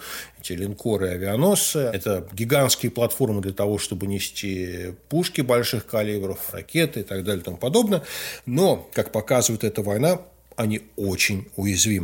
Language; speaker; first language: Russian; native; Russian